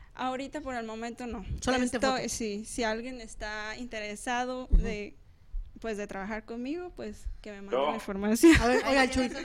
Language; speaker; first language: Spanish; native; Spanish